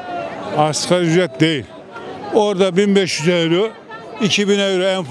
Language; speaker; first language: Turkish; native; Turkish